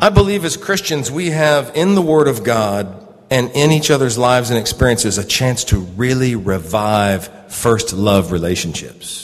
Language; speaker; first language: English; native; English